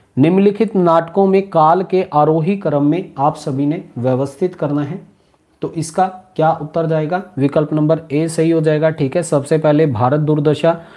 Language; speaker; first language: Hindi; native; Hindi